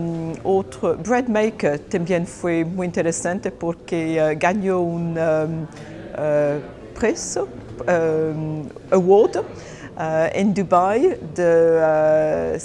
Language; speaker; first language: Spanish; non-native, fluent; Portuguese